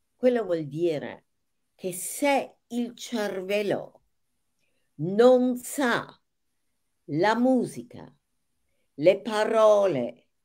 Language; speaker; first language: Italian; non-native, fluent; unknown